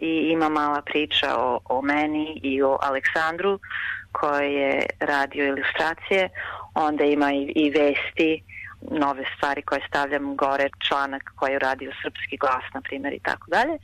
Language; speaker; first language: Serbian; early bilingual, heritage; Serbian